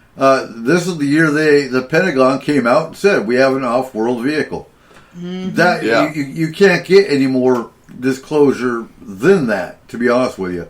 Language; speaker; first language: English; native; English